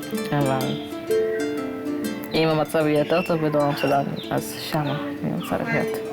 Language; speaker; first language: Hebrew; early bilingual, other home language; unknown